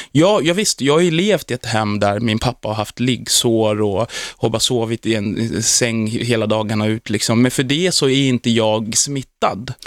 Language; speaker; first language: Swedish; early bilingual, other home language; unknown